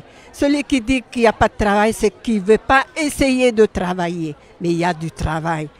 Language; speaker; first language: French; non-native, local second language; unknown